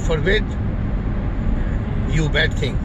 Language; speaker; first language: English; non-native, fluent; Urdu